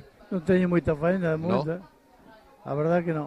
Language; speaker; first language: Spanish; non-native, local second language; Galician